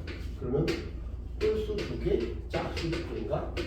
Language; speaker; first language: Korean; native; Korean